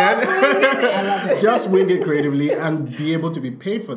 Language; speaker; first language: English; non-native, local second language; Yoruba